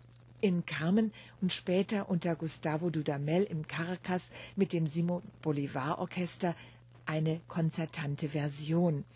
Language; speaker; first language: German; native; German